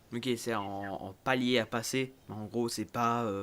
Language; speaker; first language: French; native; French